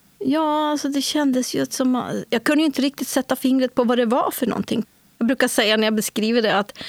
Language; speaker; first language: Swedish; native; Swedish